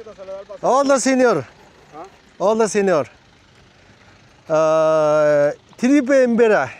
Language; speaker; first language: Spanish; non-native, learner; Mongolian